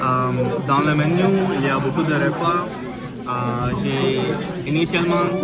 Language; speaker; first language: French; non-native, learner; Tamil